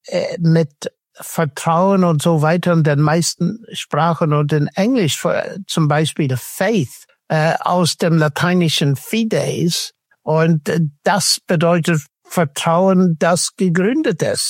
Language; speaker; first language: German; non-native, fluent; English